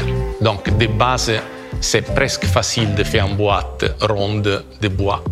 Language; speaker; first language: French; non-native, fluent; Italian